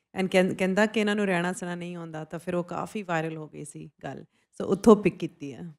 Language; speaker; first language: Punjabi; non-native, fluent; English